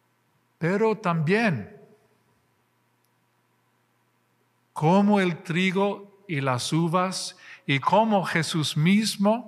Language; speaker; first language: Spanish; non-native, fluent; English